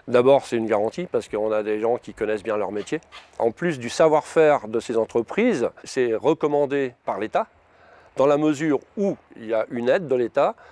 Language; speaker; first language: French; native; French